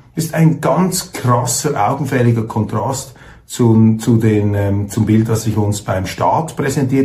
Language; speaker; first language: German; native; German